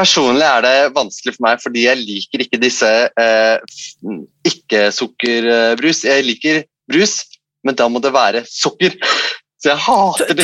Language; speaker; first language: Norwegian; non-native, fluent; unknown